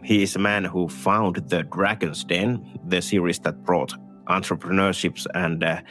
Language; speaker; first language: English; non-native, fluent; Finnish